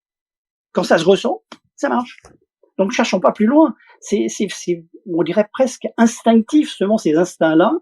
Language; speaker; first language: French; native; French